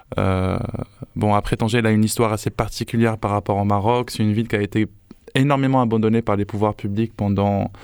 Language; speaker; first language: French; non-native, local second language; Arabic